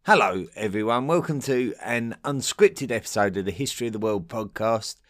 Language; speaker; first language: English; native; English